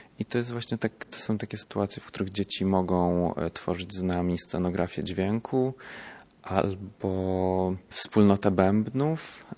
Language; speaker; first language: Polish; native; Polish